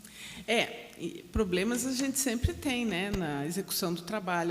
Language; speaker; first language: Portuguese; native; Portuguese